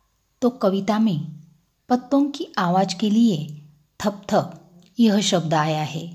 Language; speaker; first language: Hindi; non-native, local second language; Marathi